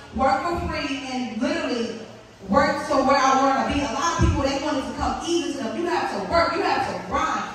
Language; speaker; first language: English; native; English